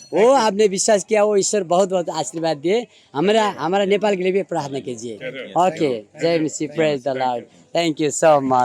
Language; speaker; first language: Hindi; non-native, learner; Nepali